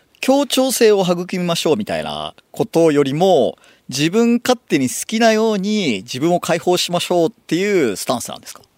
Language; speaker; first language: Japanese; native; Japanese